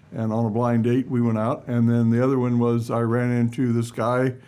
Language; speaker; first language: English; native; English